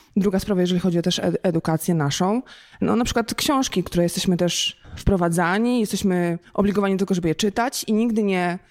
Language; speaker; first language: Polish; native; Polish